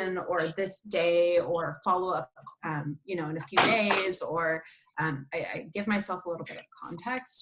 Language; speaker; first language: English; native; English